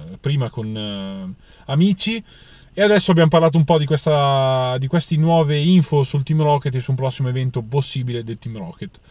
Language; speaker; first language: Italian; native; Italian